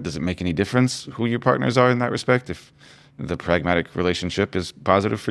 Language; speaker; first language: English; native; English